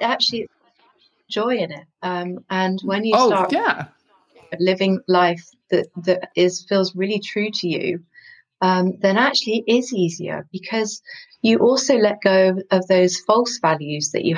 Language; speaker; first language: English; native; English